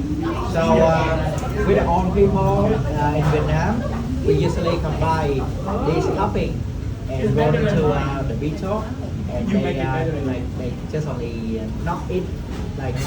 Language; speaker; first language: English; non-native, fluent; Vietnamese